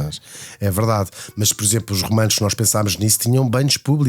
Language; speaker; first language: Portuguese; native; Portuguese